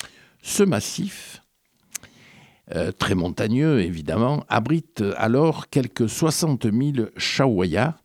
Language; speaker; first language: French; native; French